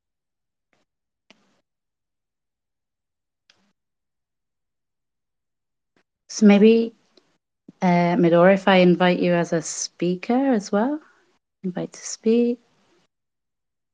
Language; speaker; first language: English; native; English